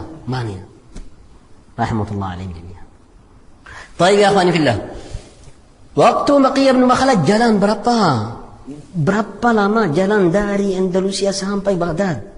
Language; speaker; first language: Indonesian; non-native, fluent; Arabic